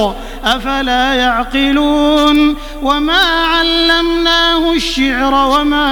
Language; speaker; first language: Arabic; native; Arabic